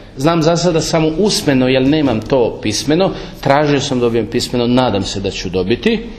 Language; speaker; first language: Serbian; native; Serbian